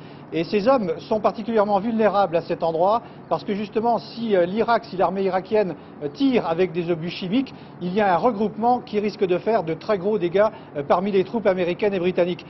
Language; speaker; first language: French; native; French